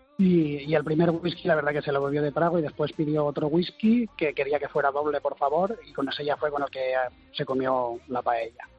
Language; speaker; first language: Spanish; native; Spanish